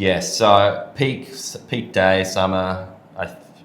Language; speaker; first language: English; native; English